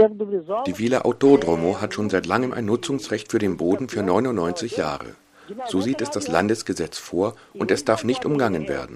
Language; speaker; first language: German; native; German